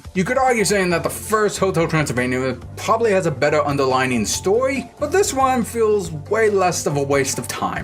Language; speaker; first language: English; native; English